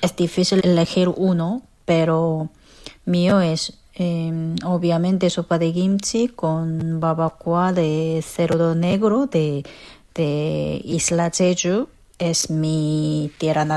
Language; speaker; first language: Spanish; non-native, learner; Korean